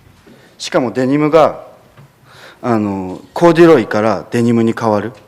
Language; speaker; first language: Japanese; native; Japanese